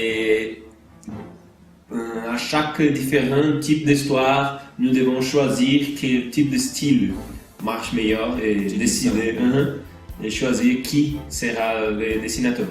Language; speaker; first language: French; non-native, learner; Portuguese